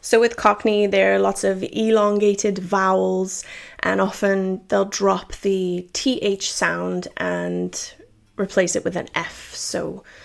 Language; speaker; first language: English; native; English